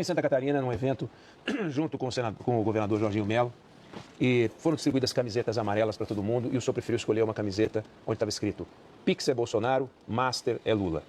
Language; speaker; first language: Portuguese; native; Portuguese